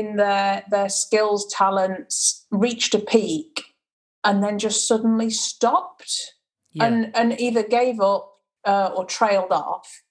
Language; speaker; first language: English; native; English